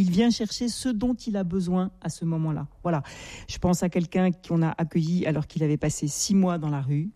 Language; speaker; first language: French; native; French